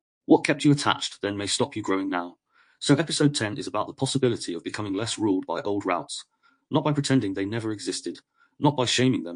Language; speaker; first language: English; native; English